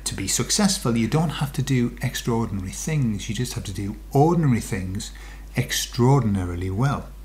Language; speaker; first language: English; native; English